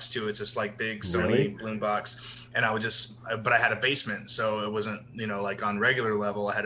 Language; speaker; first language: English; native; English